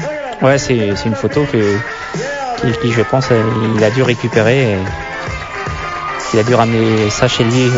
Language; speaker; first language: French; native; French